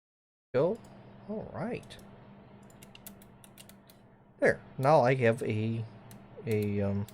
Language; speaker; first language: English; native; English